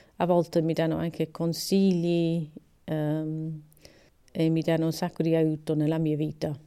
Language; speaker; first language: Italian; non-native, learner; English